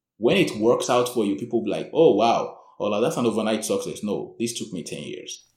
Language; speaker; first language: English; non-native, local second language; Yoruba